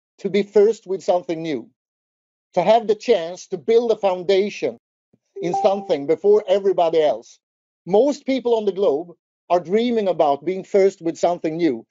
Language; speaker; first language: English; non-native, fluent; Swedish